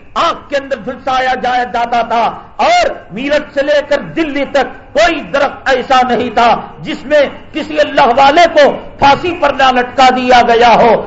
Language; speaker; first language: Urdu; native; Urdu